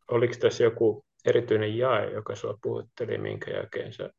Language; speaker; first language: Finnish; native; Finnish